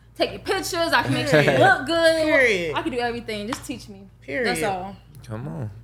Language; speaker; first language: English; early bilingual, other home language; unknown